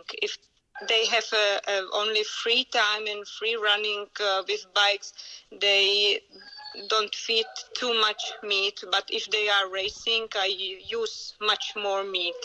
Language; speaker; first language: English; non-native, learner; Czech